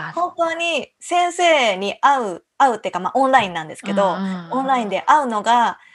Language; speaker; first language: Japanese; native; Japanese